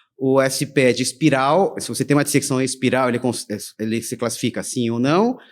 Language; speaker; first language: Portuguese; early bilingual, other home language; Korean